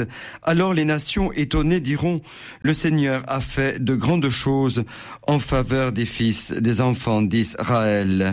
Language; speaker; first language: French; native; French